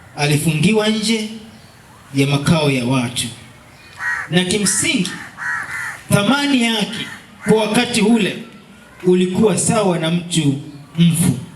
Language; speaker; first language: Swahili; non-native, local second language; Luo (Kenya and Tanzania)